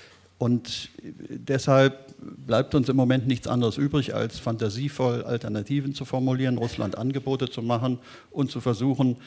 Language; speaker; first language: German; native; German